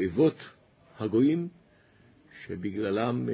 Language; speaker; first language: Hebrew; native; Hebrew